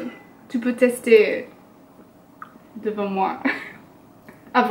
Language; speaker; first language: French; non-native, learner; English